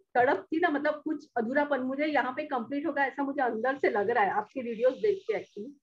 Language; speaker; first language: Hindi; non-native, local second language; Marathi